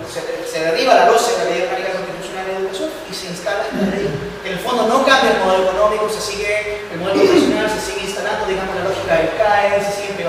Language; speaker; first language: Spanish; native; Spanish